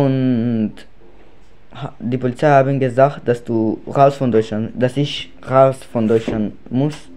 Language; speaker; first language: German; non-native, learner; Macedonian